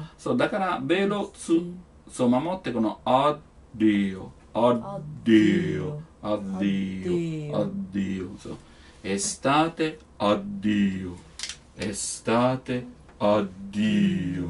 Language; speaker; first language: Japanese; non-native, learner; Italian